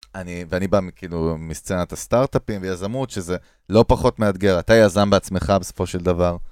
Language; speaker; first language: Hebrew; native; Hebrew